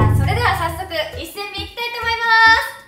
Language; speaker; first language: Japanese; native; Japanese